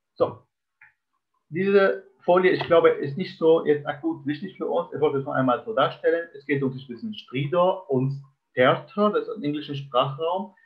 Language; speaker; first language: German; non-native, fluent; Arabic